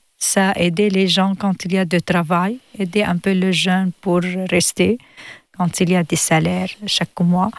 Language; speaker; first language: French; non-native, learner; Arabic